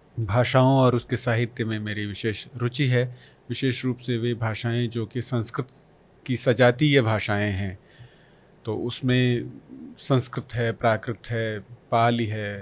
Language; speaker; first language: Hindi; non-native, local second language; Bhojpuri